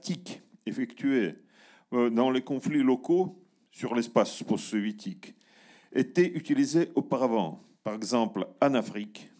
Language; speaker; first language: French; non-native, learner; Russian